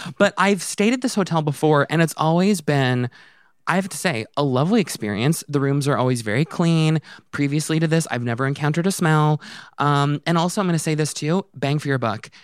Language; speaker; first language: English; native; English